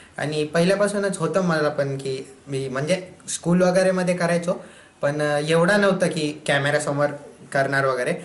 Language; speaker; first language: Marathi; non-native, local second language; Hindi